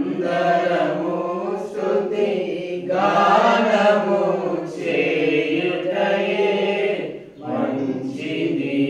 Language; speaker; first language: Telugu; native; Telugu